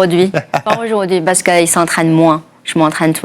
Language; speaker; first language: French; non-native, fluent; Chinese